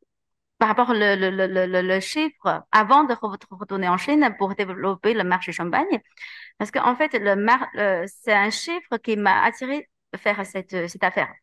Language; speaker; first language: French; non-native, learner; Chinese